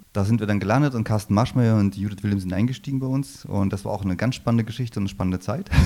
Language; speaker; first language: German; early bilingual, other home language; Low German